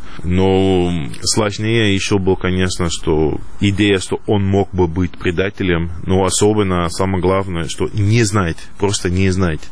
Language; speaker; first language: Russian; non-native, fluent; Dutch